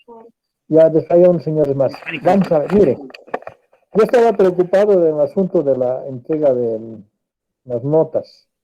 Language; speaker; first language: Spanish; native; Spanish